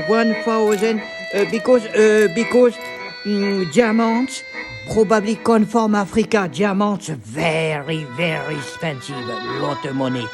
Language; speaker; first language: English; non-native, learner; French